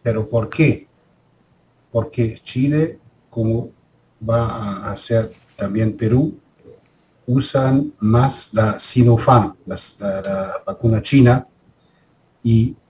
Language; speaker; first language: Spanish; non-native, fluent; German